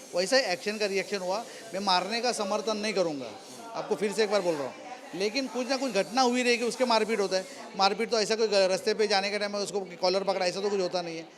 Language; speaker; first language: Hindi; non-native, local second language; Marathi